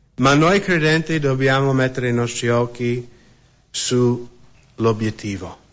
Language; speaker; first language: Italian; non-native, fluent; English